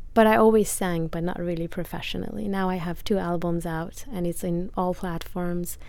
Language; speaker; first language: English; non-native, fluent; Persian